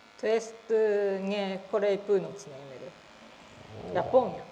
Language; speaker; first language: Polish; non-native, learner; Japanese